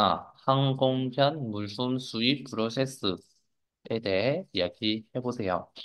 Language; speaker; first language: Korean; non-native, fluent; Vietnamese